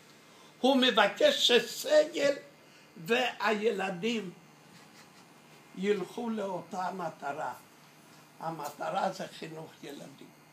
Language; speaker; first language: Hebrew; non-native, fluent; Yiddish